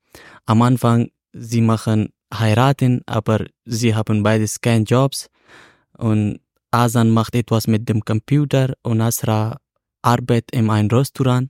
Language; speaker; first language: German; non-native, learner; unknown